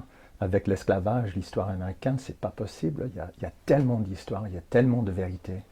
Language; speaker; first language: French; non-native, fluent; English